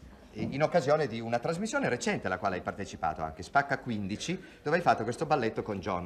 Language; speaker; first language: Italian; native; Italian